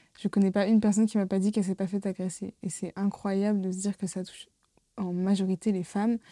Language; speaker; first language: French; native; French